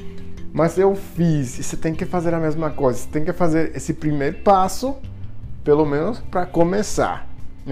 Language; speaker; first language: Portuguese; non-native, fluent; English